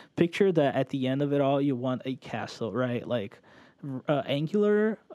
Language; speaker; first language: English; early bilingual, other home language; Portuguese